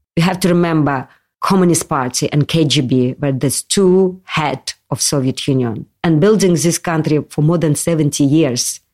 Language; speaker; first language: English; non-native, learner; Russian